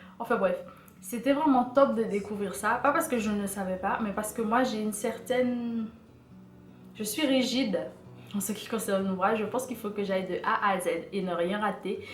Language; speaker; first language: French; native; French